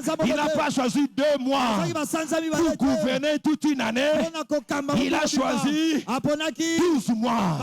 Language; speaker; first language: French; non-native, local second language; Lingala